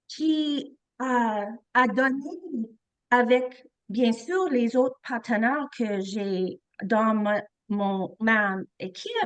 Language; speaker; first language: French; non-native, local second language; English